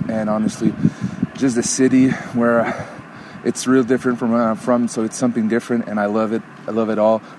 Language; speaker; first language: English; native; English